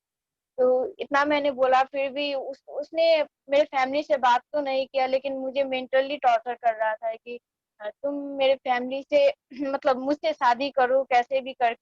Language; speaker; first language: Hindi; non-native, fluent; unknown